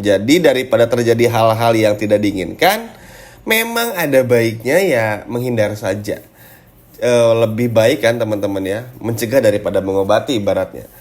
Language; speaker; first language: Indonesian; native; Indonesian